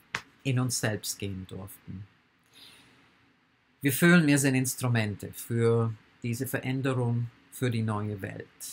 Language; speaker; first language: German; non-native, fluent; English